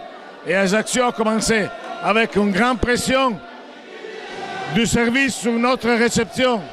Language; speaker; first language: French; non-native, fluent; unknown